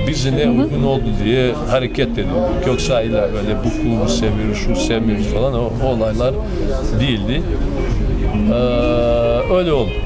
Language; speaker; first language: Turkish; non-native, fluent; Serbian